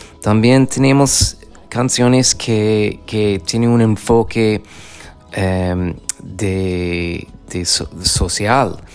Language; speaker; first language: Spanish; non-native, fluent; English